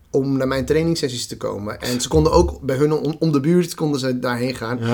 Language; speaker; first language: Dutch; early bilingual, other home language; Somali